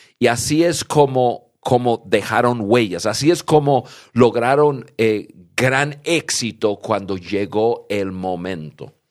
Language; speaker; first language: Spanish; early bilingual, heritage; English